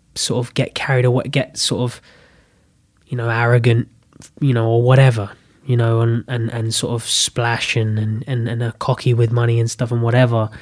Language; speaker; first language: English; native; English